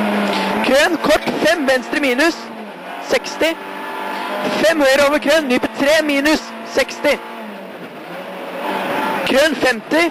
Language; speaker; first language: Norwegian; native; Norwegian